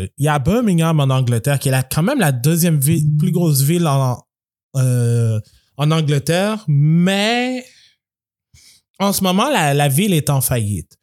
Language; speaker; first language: French; native; French